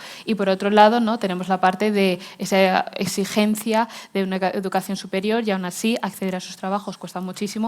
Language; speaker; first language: Spanish; native; Spanish